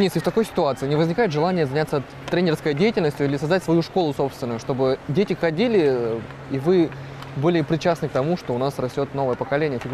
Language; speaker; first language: Russian; native; Russian